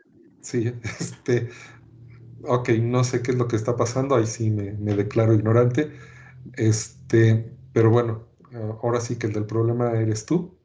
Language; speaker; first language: Spanish; native; Spanish